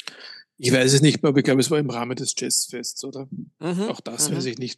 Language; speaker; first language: German; native; German